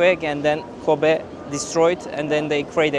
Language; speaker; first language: English; non-native, learner; Turkish